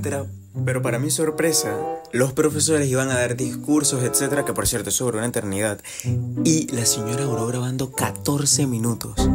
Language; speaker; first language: Spanish; native; Spanish